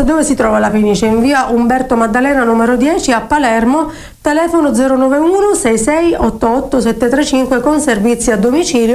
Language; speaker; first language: Italian; native; Italian